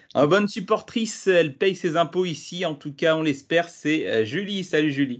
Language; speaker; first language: French; native; French